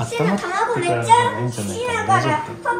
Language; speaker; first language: Japanese; early bilingual, heritage; Japanese